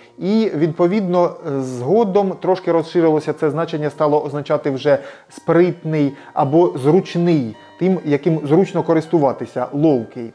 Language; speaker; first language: Ukrainian; native; Ukrainian